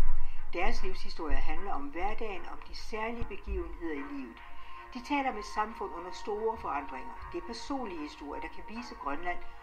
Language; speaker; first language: Danish; native; Danish